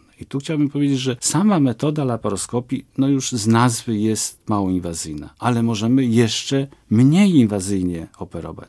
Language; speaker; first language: Polish; native; Polish